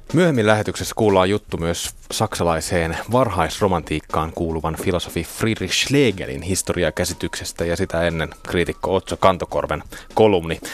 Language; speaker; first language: Finnish; native; Finnish